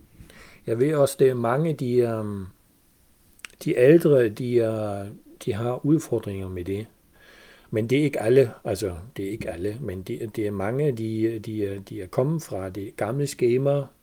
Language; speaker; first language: Danish; non-native, fluent; German